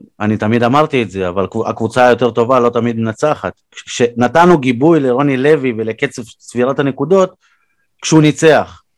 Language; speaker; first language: Hebrew; native; Hebrew